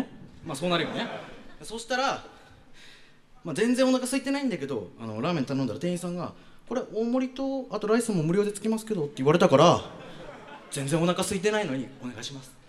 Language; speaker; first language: Japanese; native; Japanese